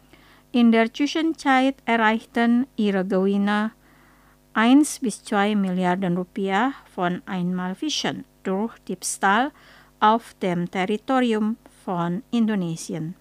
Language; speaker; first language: German; non-native, fluent; Indonesian